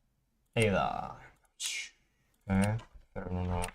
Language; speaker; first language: Icelandic; non-native, learner; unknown